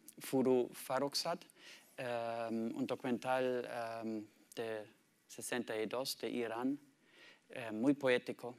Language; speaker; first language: Spanish; non-native, learner; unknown